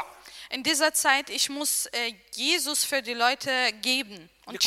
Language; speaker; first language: German; non-native, learner; Arabic